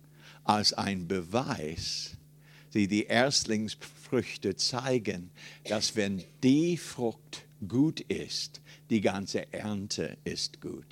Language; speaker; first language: German; non-native, fluent; English